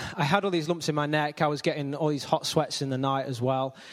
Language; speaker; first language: English; native; English